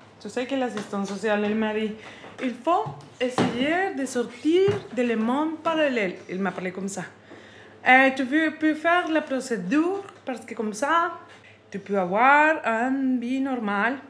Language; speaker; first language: French; non-native, learner; Spanish